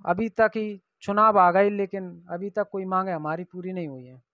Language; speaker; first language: Hindi; native; Hindi